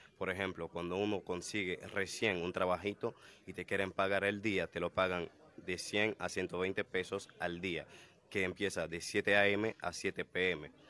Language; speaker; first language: Spanish; non-native, fluent; Haitian Creole